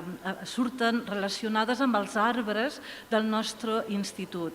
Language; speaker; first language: Catalan; native; Catalan